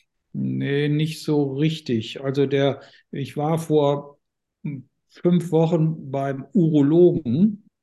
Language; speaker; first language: German; native; German